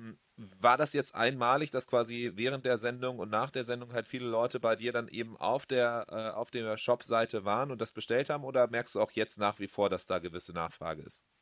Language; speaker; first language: German; native; German